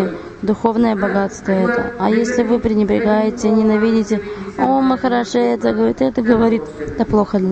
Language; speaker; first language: Russian; non-native, fluent; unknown